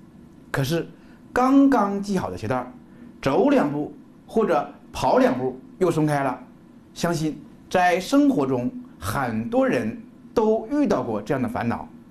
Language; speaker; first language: Chinese; native; Chinese